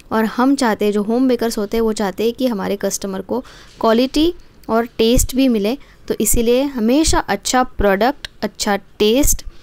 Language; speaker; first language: Hindi; non-native, local second language; Marathi